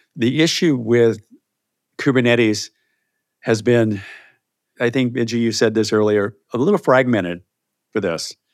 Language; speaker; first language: English; native; English